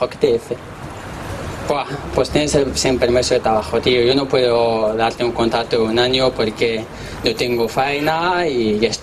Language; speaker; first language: Spanish; non-native, learner; Arabic